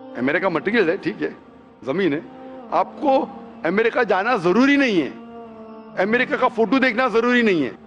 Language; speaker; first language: Hindi; non-native, local second language; Konkani